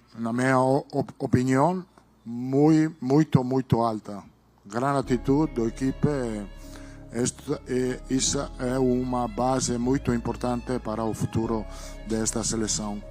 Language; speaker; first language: Portuguese; non-native, learner; Italian